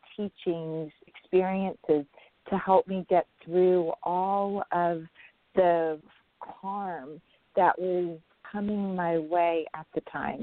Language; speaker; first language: English; non-native, local second language; Urdu